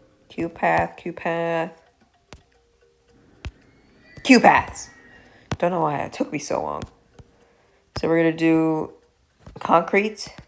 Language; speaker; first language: English; native; English